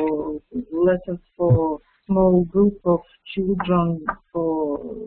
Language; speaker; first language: English; non-native, fluent; Russian